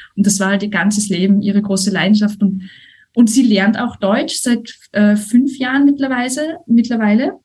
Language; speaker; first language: German; native; German